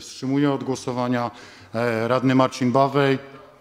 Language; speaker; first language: Polish; native; Polish